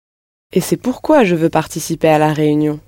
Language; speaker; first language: French; non-native, learner; English